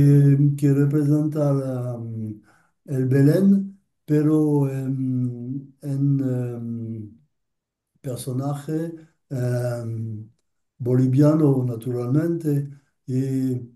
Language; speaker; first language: Spanish; non-native, learner; French